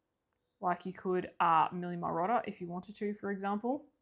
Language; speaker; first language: English; native; English